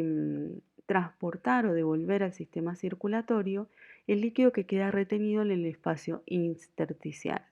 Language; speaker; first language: Spanish; native; Spanish